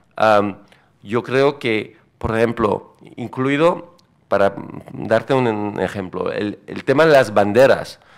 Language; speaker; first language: Spanish; non-native, fluent; French